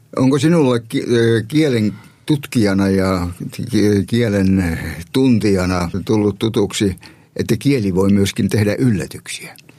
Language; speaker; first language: Finnish; native; Finnish